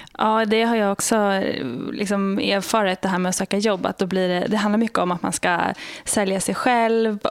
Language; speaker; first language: Swedish; native; Swedish